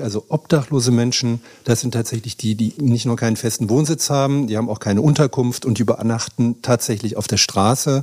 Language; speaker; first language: German; native; German